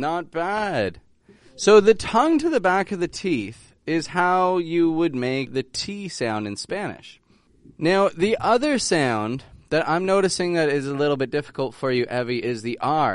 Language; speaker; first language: English; native; English